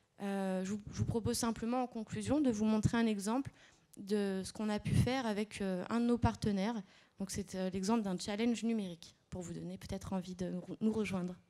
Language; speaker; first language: French; native; French